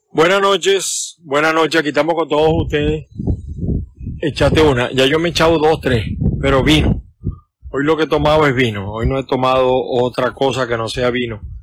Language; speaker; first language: Spanish; native; Spanish